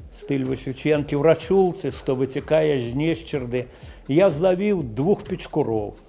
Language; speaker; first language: Belarusian; native; Belarusian